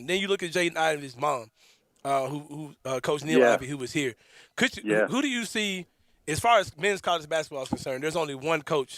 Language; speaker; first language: English; native; English